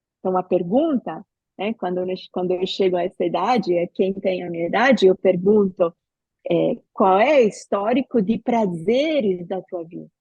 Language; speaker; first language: Portuguese; non-native, fluent; Italian